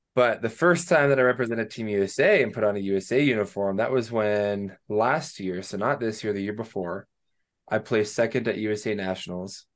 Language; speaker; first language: English; native; English